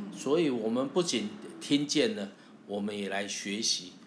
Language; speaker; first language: Chinese; native; Chinese